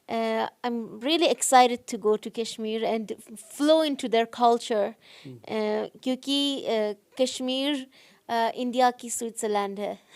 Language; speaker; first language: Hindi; non-native, learner; Persian